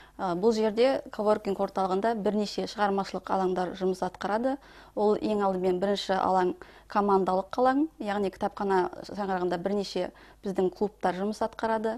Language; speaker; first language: Kazakh; native; Kazakh